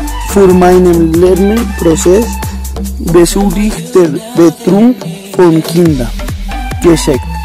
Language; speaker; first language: German; non-native, learner; Spanish